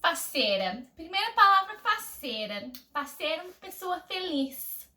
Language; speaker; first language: Portuguese; non-native, fluent; English